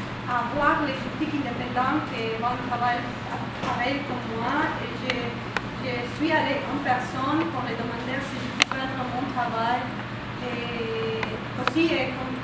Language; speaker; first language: French; non-native, fluent; Spanish